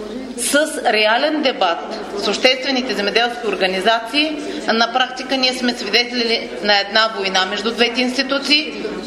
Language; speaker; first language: Bulgarian; native; Bulgarian